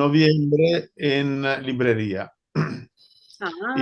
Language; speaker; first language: Spanish; non-native, fluent; Italian